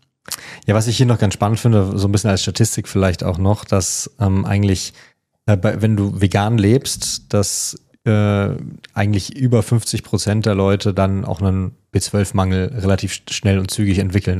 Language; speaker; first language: German; native; German